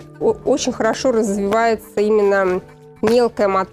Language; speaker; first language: Russian; native; Russian